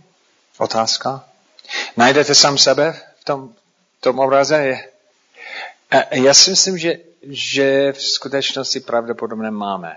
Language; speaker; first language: Czech; non-native, fluent; English